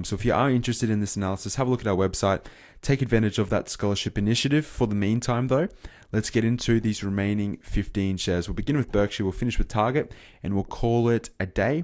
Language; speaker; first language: English; native; English